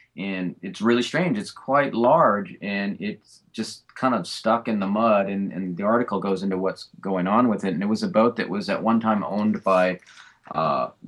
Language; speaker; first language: English; native; English